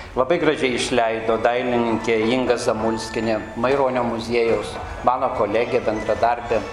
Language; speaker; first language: Lithuanian; native; Lithuanian